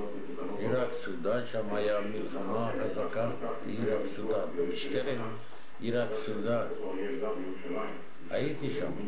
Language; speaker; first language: Hebrew; non-native, fluent; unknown